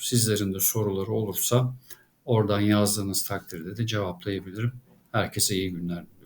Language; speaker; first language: Turkish; native; Turkish